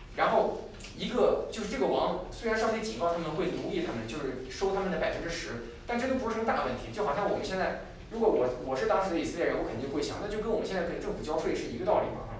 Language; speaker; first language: Chinese; native; Chinese